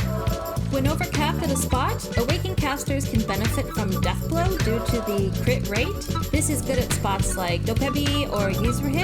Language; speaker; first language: English; native; English